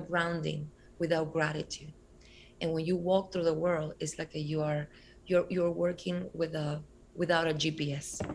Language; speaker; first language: English; non-native, fluent; Spanish